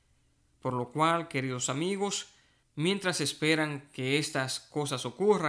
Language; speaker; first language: Spanish; native; Spanish